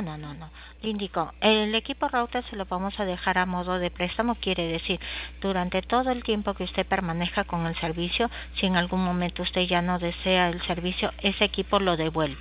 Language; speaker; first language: Spanish; native; Spanish